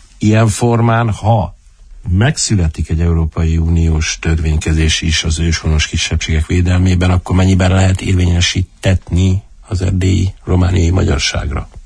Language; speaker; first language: Hungarian; native; Hungarian